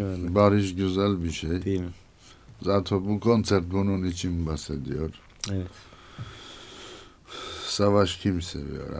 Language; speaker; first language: Turkish; non-native, learner; Armenian